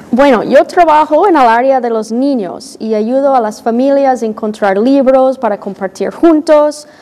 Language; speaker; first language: Spanish; non-native, fluent; English